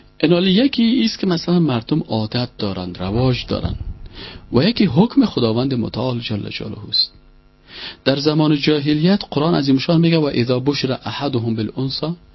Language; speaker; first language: Persian; native; Persian